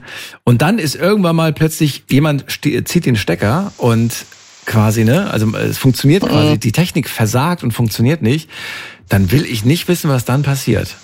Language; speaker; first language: German; native; German